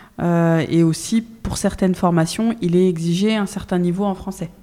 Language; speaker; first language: French; native; French